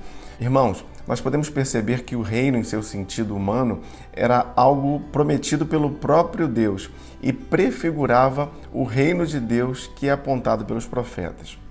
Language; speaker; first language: Portuguese; native; Portuguese